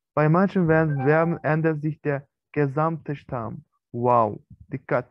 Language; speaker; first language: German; non-native, fluent; Turkish